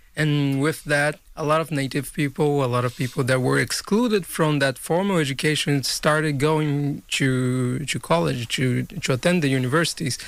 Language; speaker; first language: English; non-native, fluent; Portuguese